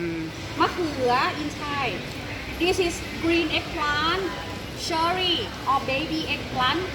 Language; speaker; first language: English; non-native, learner; Thai